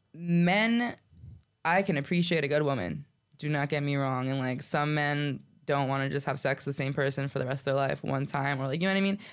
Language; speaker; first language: English; native; English